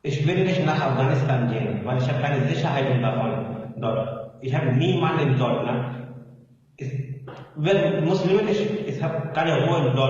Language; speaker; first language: German; non-native, learner; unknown